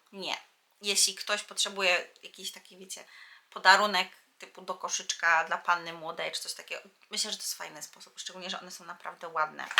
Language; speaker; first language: Polish; native; Polish